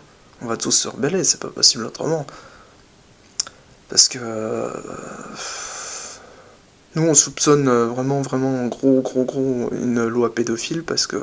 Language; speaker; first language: French; native; French